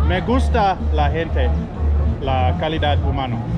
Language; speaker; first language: Spanish; non-native, learner; English